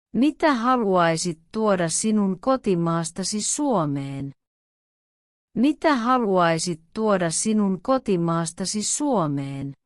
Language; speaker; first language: Finnish; non-native, learner; Vietnamese